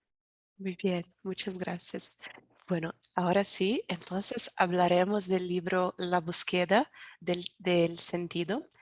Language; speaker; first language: Spanish; non-native, learner; Portuguese